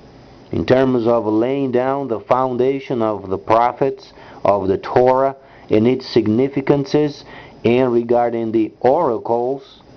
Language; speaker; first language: English; non-native, fluent; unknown